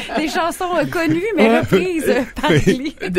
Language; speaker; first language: French; native; French